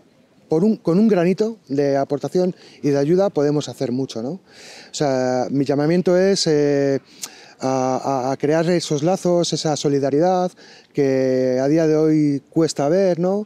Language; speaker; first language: Spanish; native; Spanish